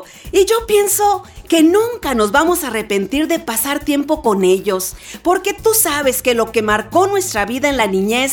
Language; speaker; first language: Spanish; native; Spanish